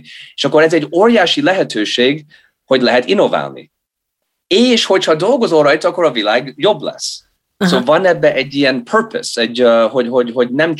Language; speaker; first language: Hungarian; early bilingual, heritage; Hungarian